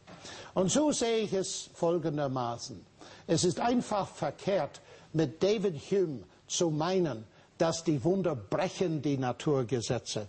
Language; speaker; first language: German; non-native, fluent; English